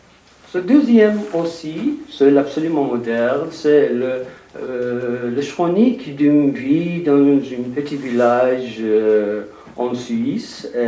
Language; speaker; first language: French; non-native, fluent; Persian